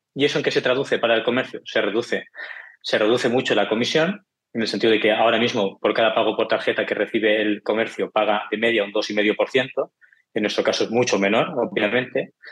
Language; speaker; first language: Spanish; native; Spanish